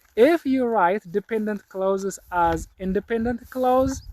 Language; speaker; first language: English; non-native, local second language; Amharic